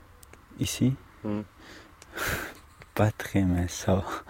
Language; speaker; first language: French; non-native, learner; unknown